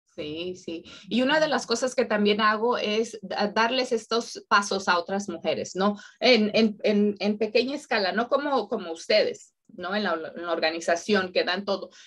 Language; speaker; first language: Spanish; native; Spanish